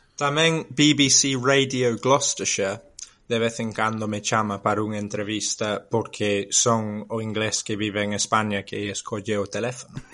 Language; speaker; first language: Galician; non-native, fluent; English